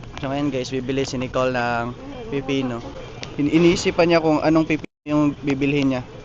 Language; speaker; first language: Filipino; non-native, local second language; Cebuano